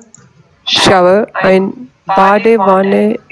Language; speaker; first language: German; non-native, learner; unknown